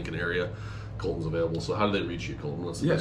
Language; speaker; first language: English; native; English